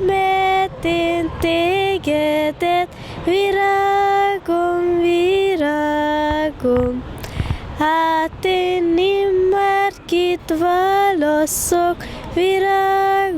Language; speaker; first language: French; early bilingual, other home language; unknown